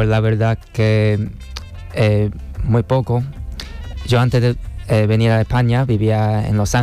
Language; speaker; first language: Spanish; non-native, fluent; Chinese